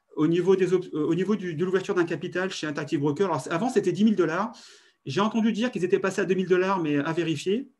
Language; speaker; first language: French; native; French